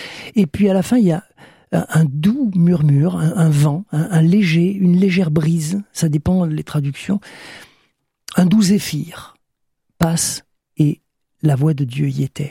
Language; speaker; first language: French; native; French